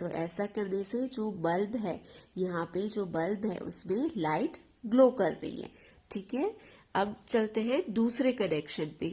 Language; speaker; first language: Hindi; non-native, local second language; Gujarati